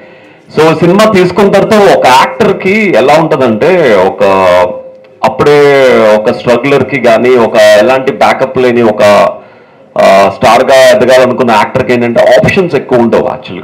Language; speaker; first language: Telugu; native; Telugu